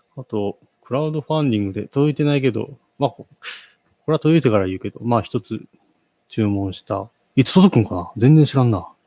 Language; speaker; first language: Japanese; native; Japanese